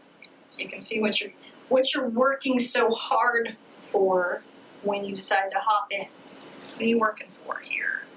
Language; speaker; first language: English; native; English